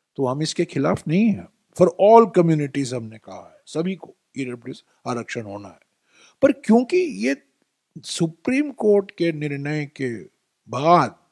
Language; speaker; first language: Hindi; non-native, local second language; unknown